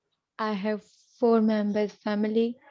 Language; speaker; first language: English; non-native, learner; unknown